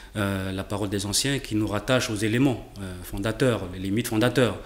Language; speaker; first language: French; native; French